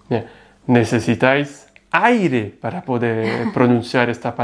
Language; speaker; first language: Spanish; non-native, fluent; French